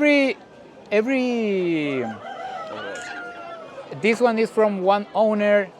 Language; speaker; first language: English; non-native, learner; Spanish